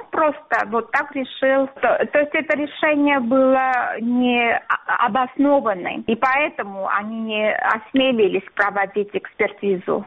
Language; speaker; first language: Russian; non-native, local second language; Armenian